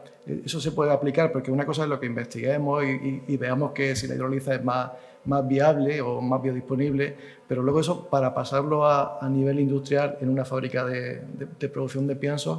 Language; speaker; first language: Spanish; native; Spanish